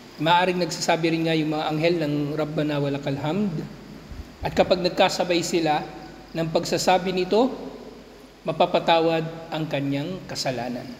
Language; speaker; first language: Filipino; native; Filipino